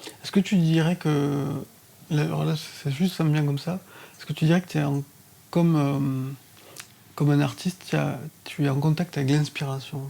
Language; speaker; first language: French; native; French